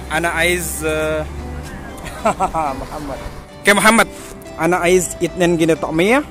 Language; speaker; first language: Arabic; non-native, learner; Indonesian